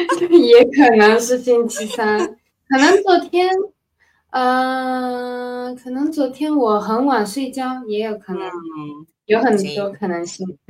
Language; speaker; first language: Chinese; non-native, fluent; Spanish